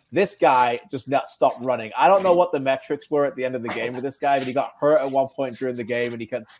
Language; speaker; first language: English; native; English